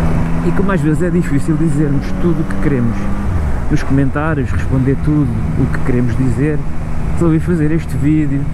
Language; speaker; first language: Portuguese; native; Portuguese